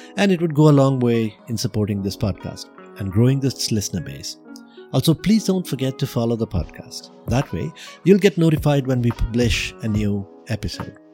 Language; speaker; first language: English; non-native, local second language; Gujarati